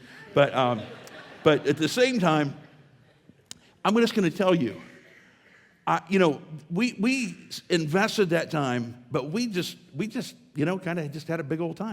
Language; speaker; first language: English; native; English